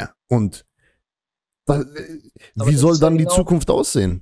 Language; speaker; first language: German; native; German